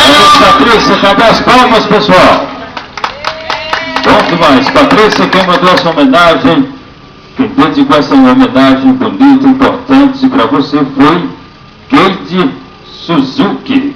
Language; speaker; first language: Portuguese; native; Portuguese